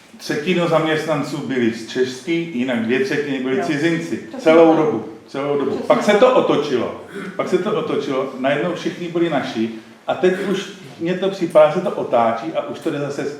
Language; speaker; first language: Czech; native; Czech